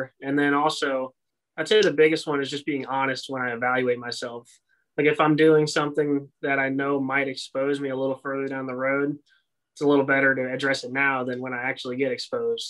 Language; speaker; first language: English; native; English